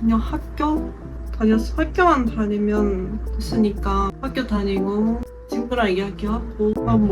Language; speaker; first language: Korean; non-native, fluent; Japanese